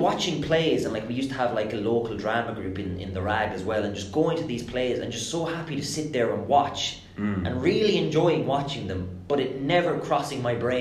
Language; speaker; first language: English; native; English